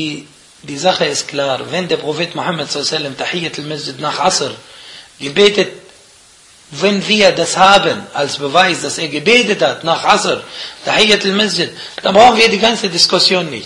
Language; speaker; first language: German; non-native, fluent; Arabic